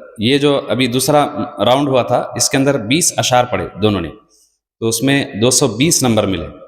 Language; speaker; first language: Urdu; native; Urdu